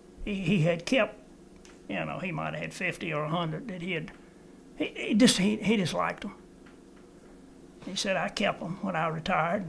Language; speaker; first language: English; native; English